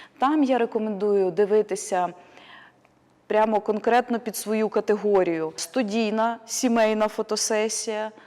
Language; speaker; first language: Ukrainian; native; Ukrainian